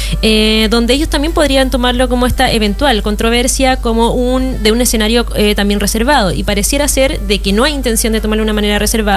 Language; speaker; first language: Spanish; native; Spanish